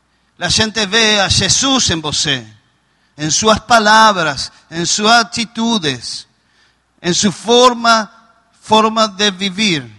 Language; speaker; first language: Portuguese; non-native, learner; Spanish